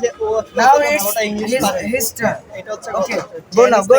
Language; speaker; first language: English; non-native, local second language; Bangla